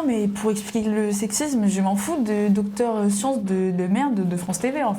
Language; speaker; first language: French; native; French